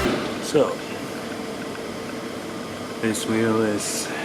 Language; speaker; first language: English; non-native, fluent; Icelandic